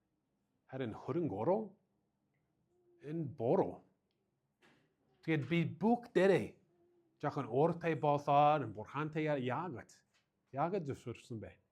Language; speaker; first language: Mongolian; non-native, learner; English